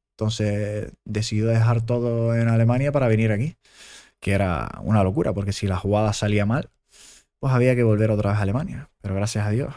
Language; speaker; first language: Spanish; early bilingual, other home language; German